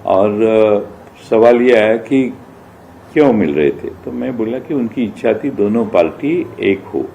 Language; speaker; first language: Hindi; non-native, local second language; Marathi